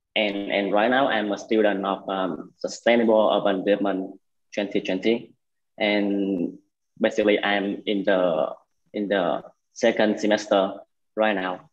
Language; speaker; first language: English; non-native, learner; Vietnamese